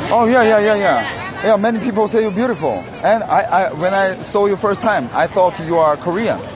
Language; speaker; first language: English; non-native, learner; Korean